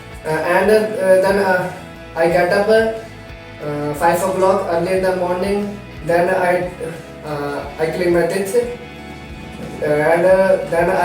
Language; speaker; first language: English; non-native, learner; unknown